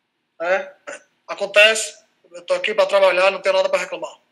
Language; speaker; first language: Portuguese; native; Portuguese